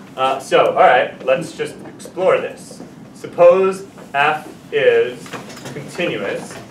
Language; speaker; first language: English; native; English